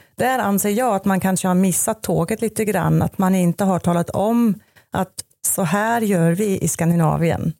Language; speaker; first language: Swedish; non-native, fluent; German